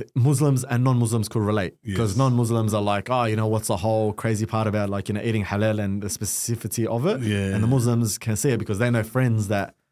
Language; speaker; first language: English; native; English